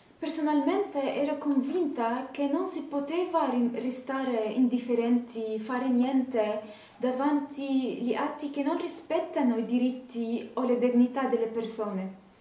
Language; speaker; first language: Italian; non-native, fluent; Arabic